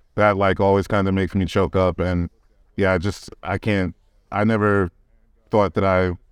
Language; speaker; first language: English; native; English